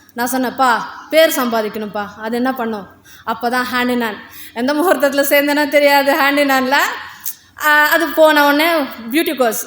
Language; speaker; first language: Tamil; non-native, local second language; Telugu